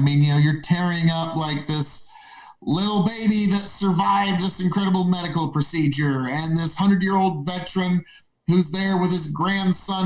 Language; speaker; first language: English; native; English